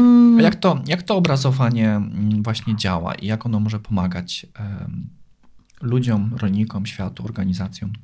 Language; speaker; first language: Polish; native; Polish